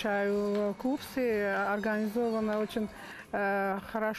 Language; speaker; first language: Russian; non-native, local second language; Armenian